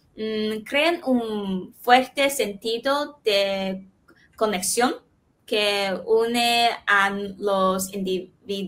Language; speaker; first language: Spanish; non-native, fluent; Chinese